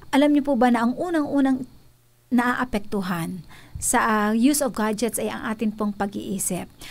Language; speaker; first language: Filipino; native; Filipino